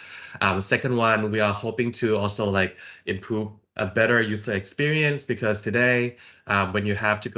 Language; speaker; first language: English; non-native, fluent; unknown